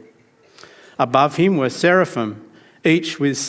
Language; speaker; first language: English; native; English